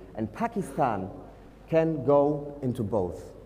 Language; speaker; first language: English; non-native, fluent; German